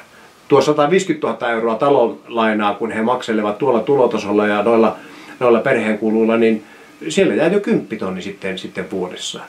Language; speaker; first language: Finnish; native; Finnish